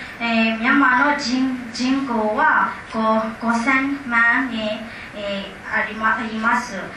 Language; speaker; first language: Japanese; non-native, learner; Burmese